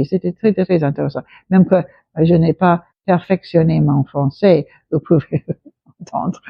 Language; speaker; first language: French; non-native, local second language; English